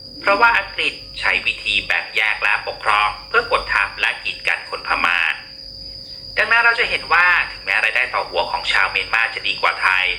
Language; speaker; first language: Thai; native; Thai